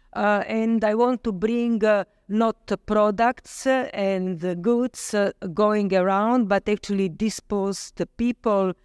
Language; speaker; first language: English; non-native, fluent; Slovenian